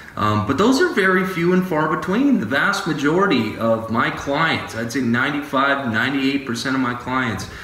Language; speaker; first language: English; native; English